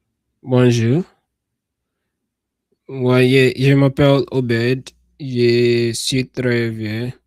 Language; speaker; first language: French; non-native, learner; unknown